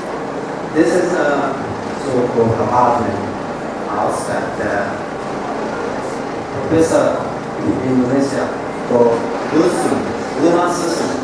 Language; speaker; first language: English; non-native, learner; Japanese